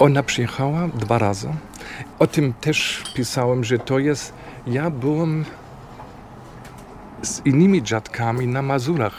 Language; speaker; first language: Polish; non-native, fluent; German